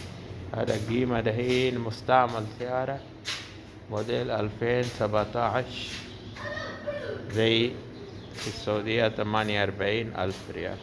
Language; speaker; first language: Arabic; non-native, learner; Urdu